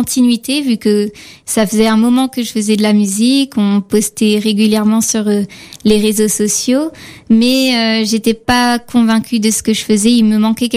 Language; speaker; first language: French; native; French